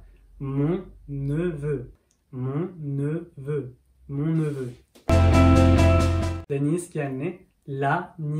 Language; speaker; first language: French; early bilingual, other home language; Sinhala